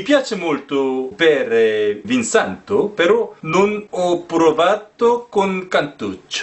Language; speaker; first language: Italian; non-native, learner; Korean